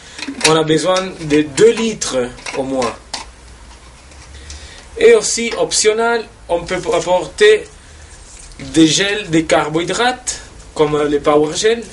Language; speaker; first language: French; non-native, fluent; Spanish